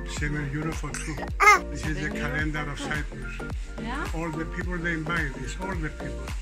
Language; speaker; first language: English; non-native, learner; Greek